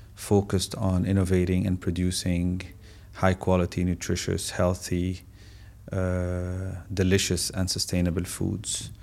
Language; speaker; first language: English; non-native, fluent; Arabic